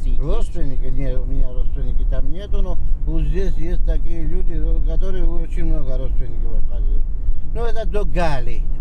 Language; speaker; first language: Russian; non-native, fluent; Georgian